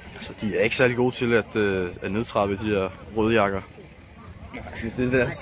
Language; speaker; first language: Danish; native; Danish